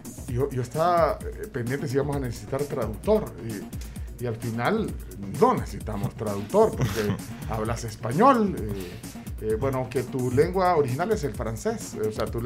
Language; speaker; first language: Spanish; native; Spanish